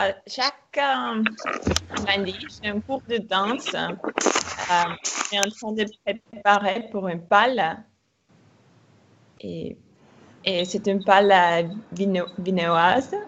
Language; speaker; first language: French; non-native, fluent; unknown